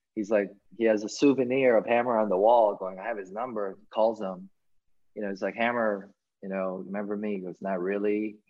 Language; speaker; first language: English; native; English